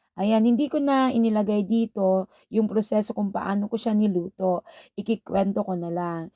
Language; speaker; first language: Filipino; native; Filipino